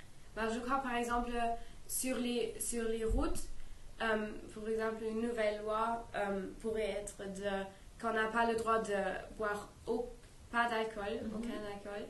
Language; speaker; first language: French; non-native, learner; English